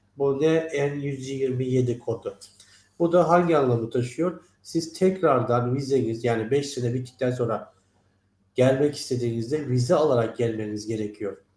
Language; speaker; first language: Turkish; non-native, fluent; Turkmen